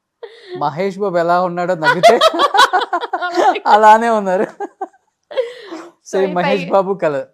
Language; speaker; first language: Telugu; native; Telugu